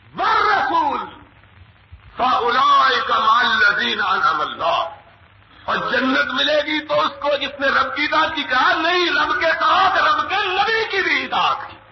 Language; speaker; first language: Urdu; non-native, local second language; Punjabi